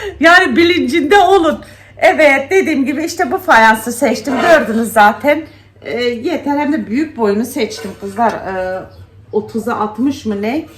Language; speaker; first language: Turkish; early bilingual, heritage; Turkish